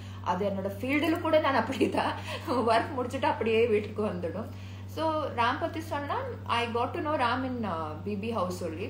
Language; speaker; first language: Tamil; non-native, learner; Malayalam